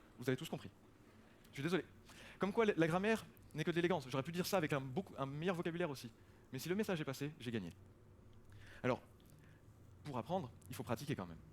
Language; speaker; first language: French; native; French